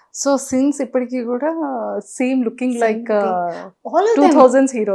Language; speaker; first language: Telugu; native; Telugu